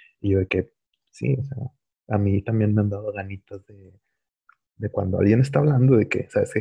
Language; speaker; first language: Spanish; native; Spanish